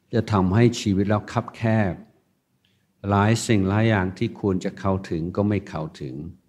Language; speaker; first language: Thai; non-native, fluent; English